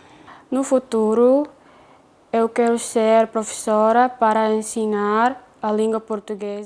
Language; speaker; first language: Portuguese; non-native, local second language; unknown